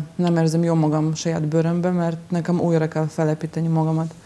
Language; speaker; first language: Hungarian; non-native, fluent; Russian